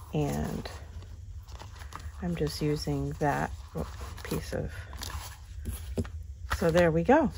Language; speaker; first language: English; native; English